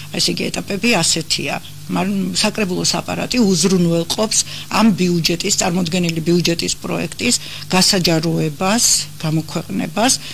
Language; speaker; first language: Georgian; native; Georgian